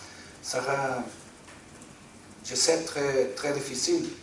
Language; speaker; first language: French; non-native, fluent; Portuguese